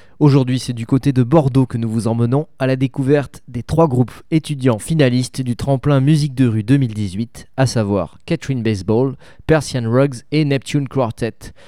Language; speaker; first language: French; native; French